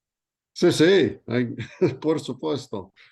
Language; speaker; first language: Spanish; non-native, learner; English